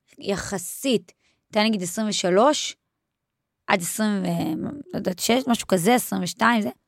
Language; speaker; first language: Hebrew; native; Hebrew